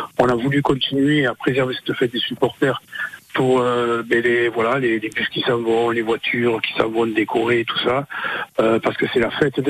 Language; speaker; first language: French; native; French